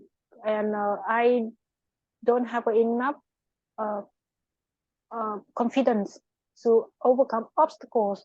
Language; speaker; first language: English; non-native, learner; Vietnamese